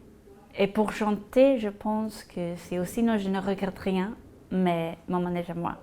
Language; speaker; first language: French; non-native, fluent; Swedish